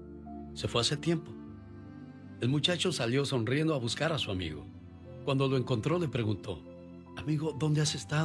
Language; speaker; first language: Spanish; native; Spanish